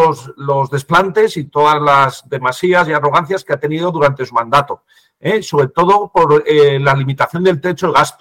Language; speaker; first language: Spanish; native; Spanish